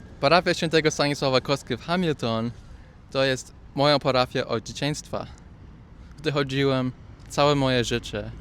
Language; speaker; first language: Polish; early bilingual, heritage; Polish